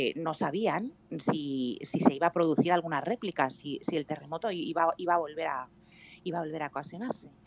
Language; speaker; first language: Spanish; native; Spanish